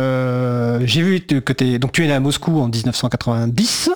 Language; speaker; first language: French; native; French